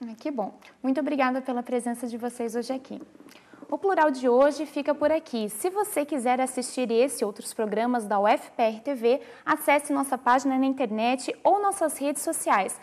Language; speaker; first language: Portuguese; native; Portuguese